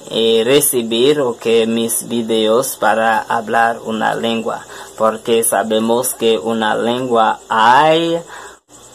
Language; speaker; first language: Spanish; non-native, learner; French